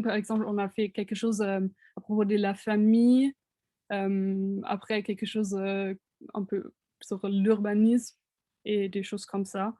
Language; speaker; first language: French; non-native, fluent; German